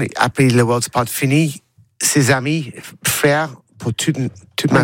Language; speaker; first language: French; non-native, learner; English